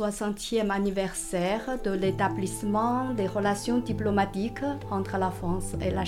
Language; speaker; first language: French; non-native, fluent; Chinese